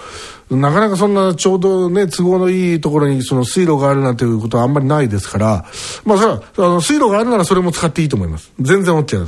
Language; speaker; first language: Japanese; native; Japanese